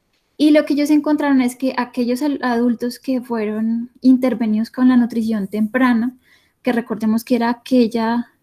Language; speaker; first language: Spanish; native; Spanish